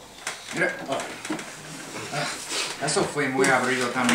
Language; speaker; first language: Spanish; non-native, learner; English